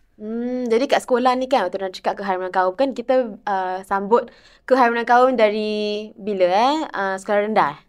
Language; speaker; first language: Malay; native; Malay